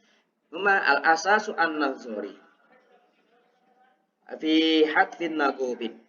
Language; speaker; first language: Arabic; non-native, learner; Indonesian